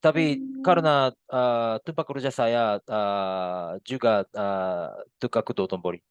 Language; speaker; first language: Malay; non-native, fluent; Japanese